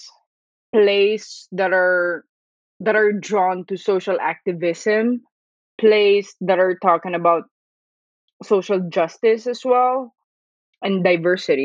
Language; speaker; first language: English; non-native, local second language; Filipino